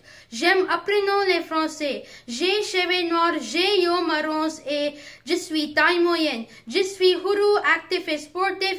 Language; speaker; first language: French; non-native, learner; English